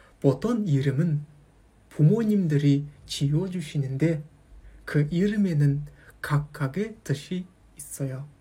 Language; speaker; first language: Korean; non-native, fluent; Kazakh